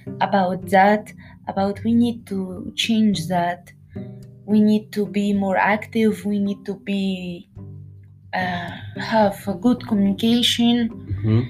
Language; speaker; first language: English; non-native, learner; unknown